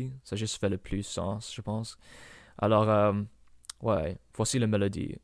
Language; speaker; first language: French; non-native, local second language; English